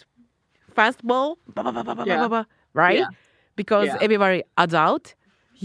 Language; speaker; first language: English; non-native, learner; Japanese